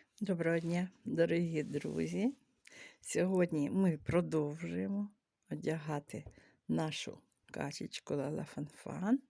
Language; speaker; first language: Ukrainian; native; Ukrainian